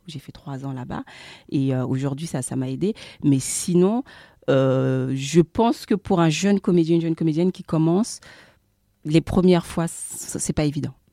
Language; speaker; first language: French; early bilingual, other home language; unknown